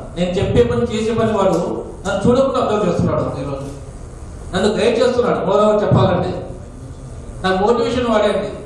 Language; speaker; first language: Telugu; non-native, local second language; Urdu